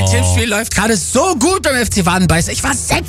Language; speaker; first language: German; native; German